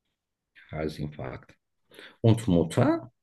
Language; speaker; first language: German; non-native, learner; Turkish